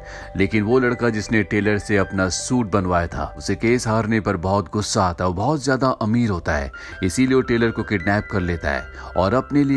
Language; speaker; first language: Hindi; native; Hindi